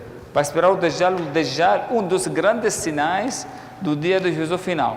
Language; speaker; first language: Portuguese; non-native, fluent; Arabic